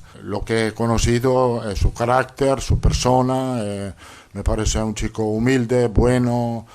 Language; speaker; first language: Spanish; non-native, fluent; Italian